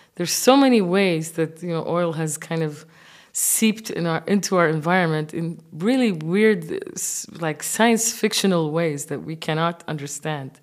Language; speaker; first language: English; non-native, fluent; Arabic